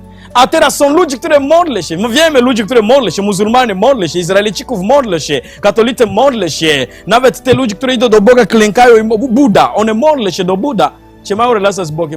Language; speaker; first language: Polish; non-native, learner; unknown